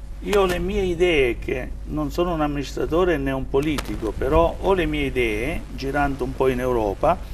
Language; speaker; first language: Italian; native; Italian